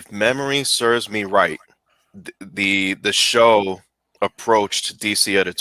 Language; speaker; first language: English; native; English